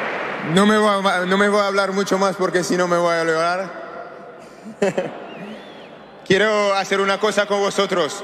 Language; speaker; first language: Spanish; non-native, learner; French